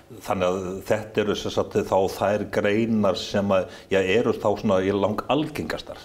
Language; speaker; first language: Icelandic; native; Icelandic